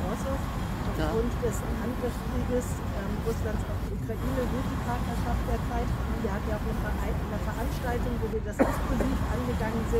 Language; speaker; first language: German; native; German